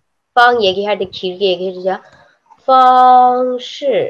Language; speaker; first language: Korean; non-native, fluent; Chinese